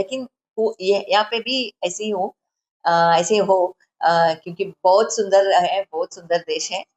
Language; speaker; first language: Hindi; non-native, local second language; Malayalam